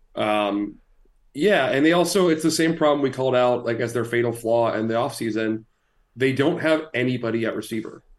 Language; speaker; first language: English; native; English